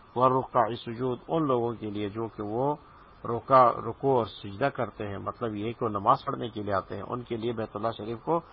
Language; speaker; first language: Urdu; native; Urdu